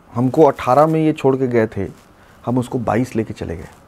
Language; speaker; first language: Hindi; native; Hindi